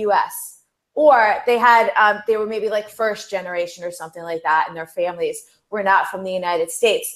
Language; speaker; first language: English; native; English